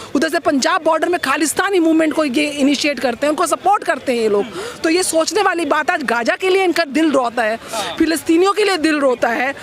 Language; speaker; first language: Hindi; native; Hindi